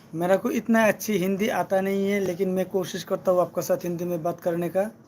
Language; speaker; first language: Hindi; non-native, learner; Bangla